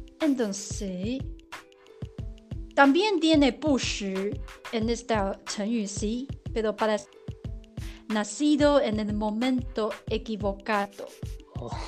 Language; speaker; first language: Spanish; non-native, learner; Chinese